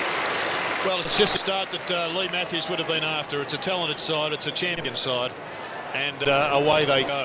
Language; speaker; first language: English; native; English